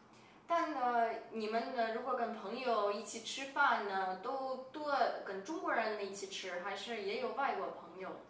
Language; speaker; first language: Chinese; non-native, fluent; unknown